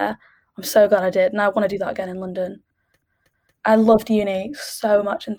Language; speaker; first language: English; native; English